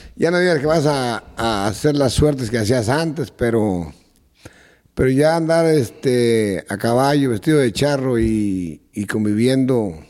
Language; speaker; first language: Spanish; native; Spanish